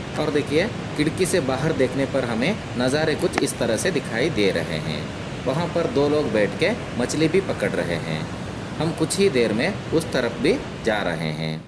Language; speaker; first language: Hindi; non-native, local second language; Kannada